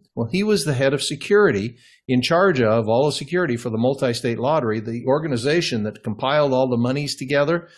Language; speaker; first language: English; native; English